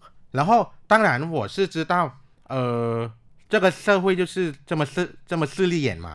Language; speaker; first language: Chinese; non-native, fluent; Thai